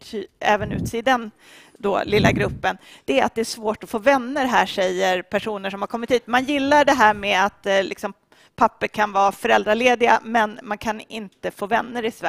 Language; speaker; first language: Swedish; native; Swedish